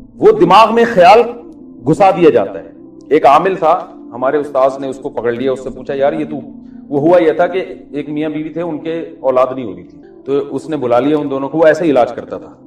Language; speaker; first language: Urdu; native; Urdu